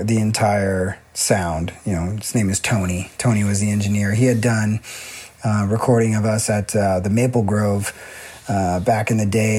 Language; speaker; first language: English; native; English